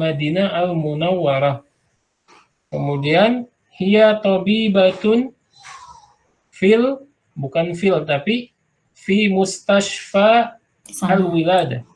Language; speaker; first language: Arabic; non-native, fluent; Indonesian